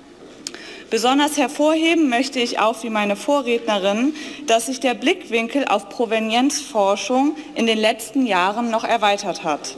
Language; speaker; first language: German; native; German